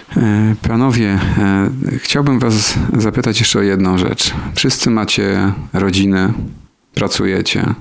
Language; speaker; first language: Polish; native; Polish